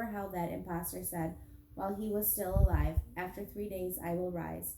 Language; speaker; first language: English; native; English